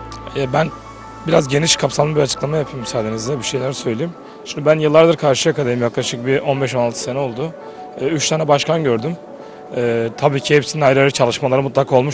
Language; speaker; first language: Turkish; native; Turkish